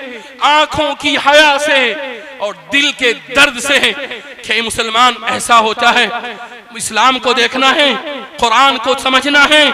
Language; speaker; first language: Urdu; native; Urdu